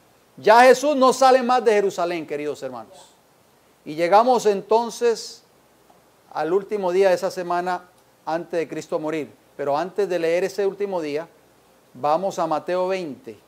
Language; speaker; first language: Spanish; native; Spanish